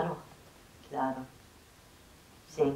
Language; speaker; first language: Spanish; non-native, fluent; German